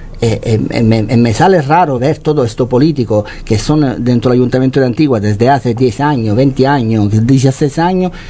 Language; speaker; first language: Spanish; non-native, fluent; Italian